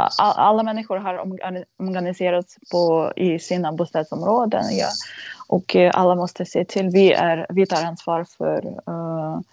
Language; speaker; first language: Swedish; non-native, fluent; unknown